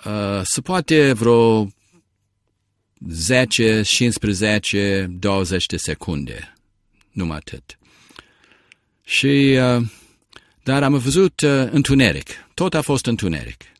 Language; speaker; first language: Romanian; early bilingual, heritage; Romanian